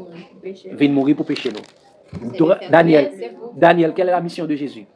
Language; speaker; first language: French; non-native, local second language; Haitian Creole